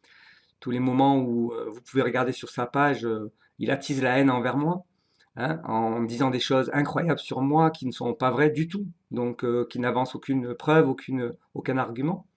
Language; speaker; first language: French; native; French